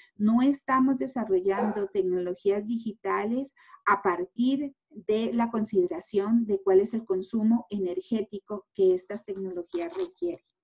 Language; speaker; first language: Spanish; native; Spanish